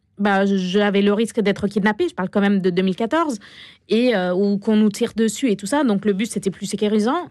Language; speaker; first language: French; non-native, fluent; Arabic